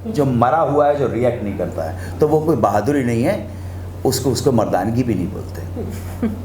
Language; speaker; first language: Hindi; native; Hindi